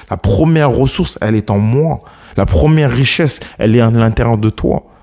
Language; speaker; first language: French; early bilingual, other home language; Akan